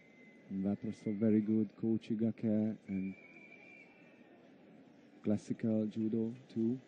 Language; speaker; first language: English; non-native, learner; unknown